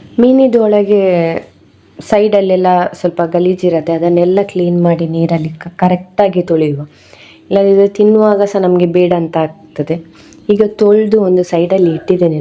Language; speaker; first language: Kannada; non-native, local second language; Tulu